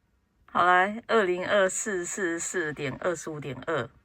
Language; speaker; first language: Chinese; native; Chinese